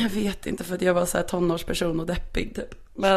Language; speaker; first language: Swedish; native; Swedish